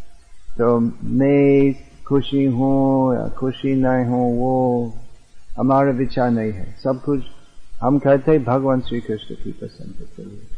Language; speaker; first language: Hindi; non-native, fluent; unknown